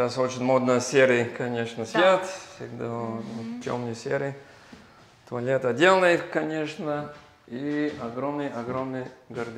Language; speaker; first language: Russian; non-native, learner; English